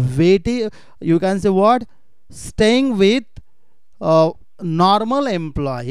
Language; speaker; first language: Hindi; non-native, local second language; Marathi